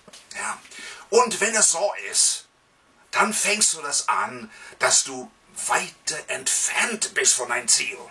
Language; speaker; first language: German; non-native, fluent; English